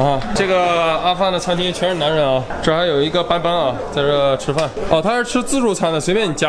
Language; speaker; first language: Chinese; native; Chinese